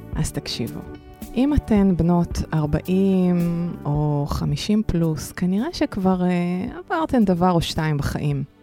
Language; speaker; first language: Hebrew; early bilingual, other home language; Russian